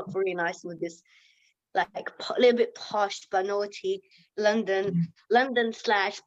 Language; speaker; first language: English; non-native, fluent; Lithuanian